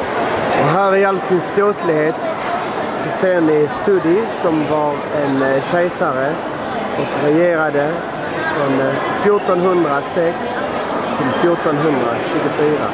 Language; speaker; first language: Swedish; native; Swedish